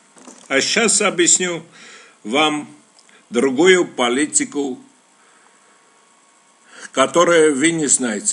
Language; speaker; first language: Russian; non-native, local second language; Armenian